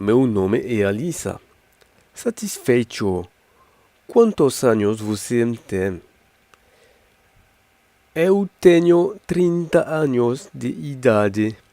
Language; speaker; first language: Portuguese; non-native, learner; French